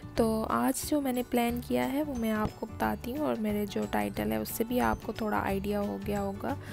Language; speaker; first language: Urdu; non-native, local second language; Punjabi